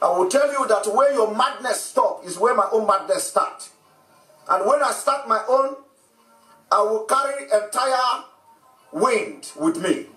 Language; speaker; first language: English; non-native, local second language; Igbo